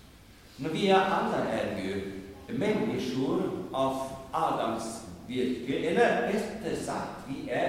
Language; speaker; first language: Swedish; non-native, fluent; German